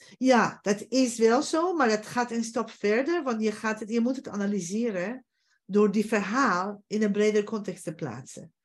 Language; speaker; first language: Dutch; non-native, fluent; Persian